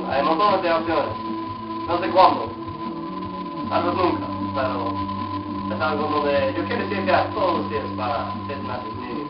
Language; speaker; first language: Spanish; non-native, learner; English